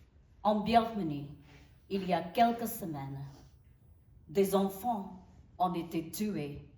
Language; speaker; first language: French; non-native, learner; Burmese